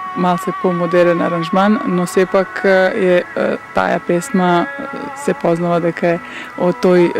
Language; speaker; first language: Macedonian; early bilingual, heritage; Serbian